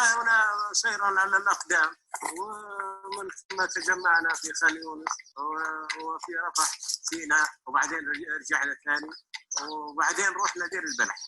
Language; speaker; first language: Arabic; native; Arabic